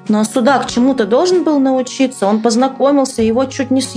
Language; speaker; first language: Russian; native; Russian